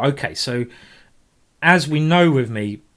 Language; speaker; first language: English; native; English